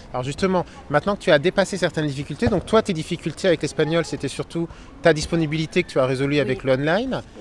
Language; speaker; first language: French; native; French